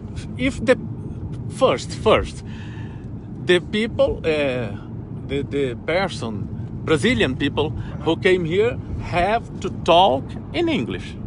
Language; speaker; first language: English; non-native, learner; Portuguese